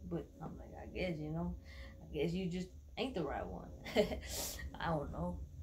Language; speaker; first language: English; early bilingual, other home language; Spanish